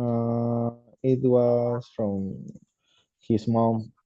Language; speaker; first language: English; non-native, learner; Spanish